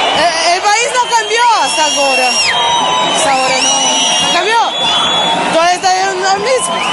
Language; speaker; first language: Spanish; non-native, local second language; Portuguese